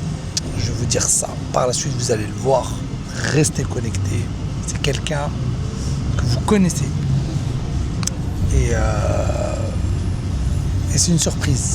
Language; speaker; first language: French; native; French